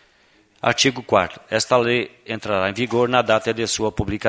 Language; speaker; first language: Portuguese; native; Portuguese